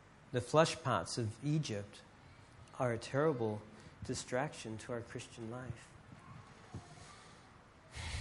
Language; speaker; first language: English; native; English